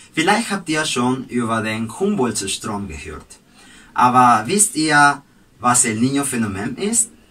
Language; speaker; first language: German; non-native, fluent; Spanish